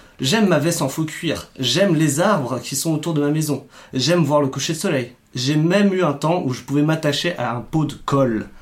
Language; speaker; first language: French; native; French